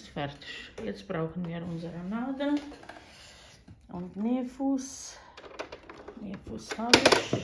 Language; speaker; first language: German; non-native, fluent; Croatian